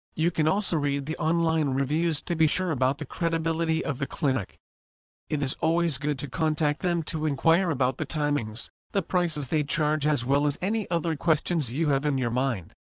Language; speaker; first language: English; non-native, fluent; Spanish